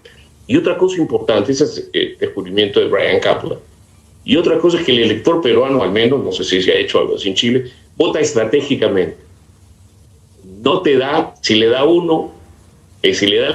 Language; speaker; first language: Spanish; native; Spanish